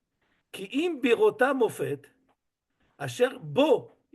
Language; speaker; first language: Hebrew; non-native, fluent; French